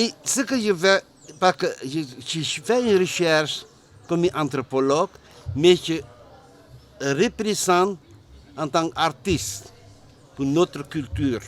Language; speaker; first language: French; non-native, learner; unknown